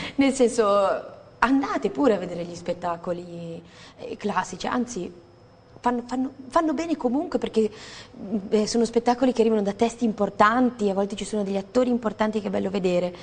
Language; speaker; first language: Italian; native; Italian